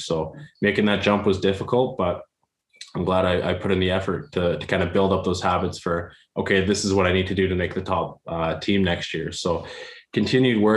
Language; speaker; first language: English; native; English